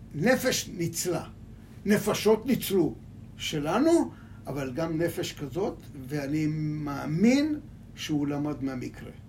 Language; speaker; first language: Hebrew; early bilingual, other home language; Hungarian